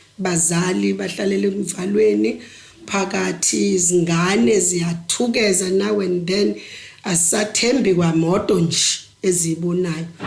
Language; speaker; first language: Zulu; native; Zulu